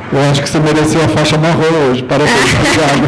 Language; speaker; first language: Portuguese; native; Portuguese